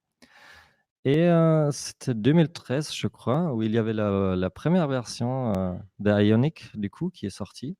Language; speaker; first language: French; non-native, fluent; German